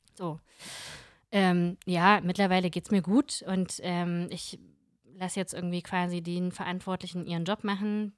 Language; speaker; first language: German; early bilingual, other home language; Russian